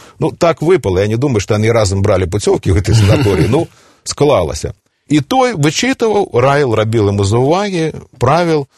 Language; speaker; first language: Belarusian; native; Belarusian